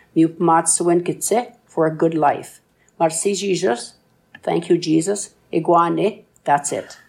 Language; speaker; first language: English; non-native, fluent; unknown